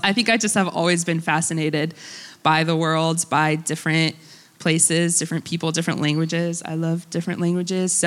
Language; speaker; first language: English; early bilingual, other home language; Russian